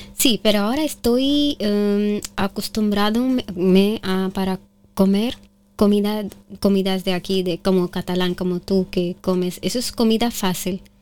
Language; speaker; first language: Spanish; non-native, learner; Urdu